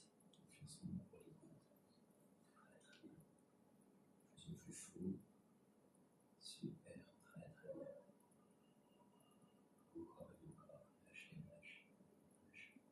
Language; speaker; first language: French; native; French